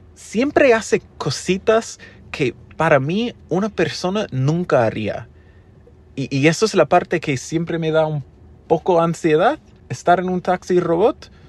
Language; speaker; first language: Spanish; non-native, fluent; English